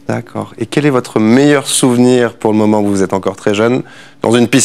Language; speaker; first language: French; native; French